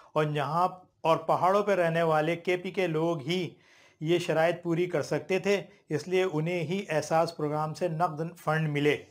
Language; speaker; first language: Urdu; native; Urdu